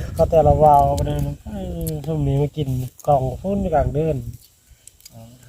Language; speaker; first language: Thai; native; Thai